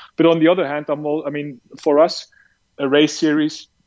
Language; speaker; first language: English; non-native, fluent; Dutch